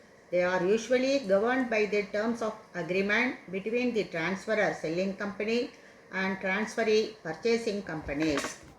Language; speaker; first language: English; non-native, local second language; Tamil